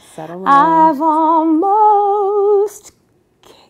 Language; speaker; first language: English; native; English